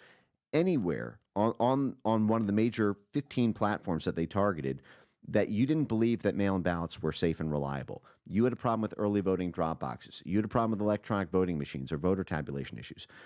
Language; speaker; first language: English; native; English